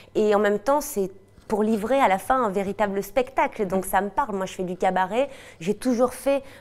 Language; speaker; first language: French; native; French